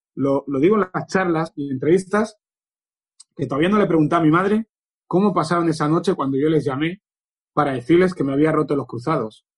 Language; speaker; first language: Spanish; native; Spanish